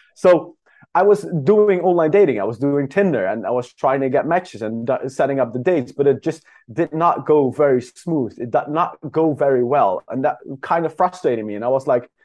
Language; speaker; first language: English; non-native, fluent; Dutch